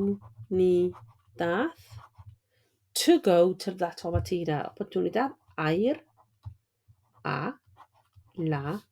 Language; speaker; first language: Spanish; non-native, fluent; English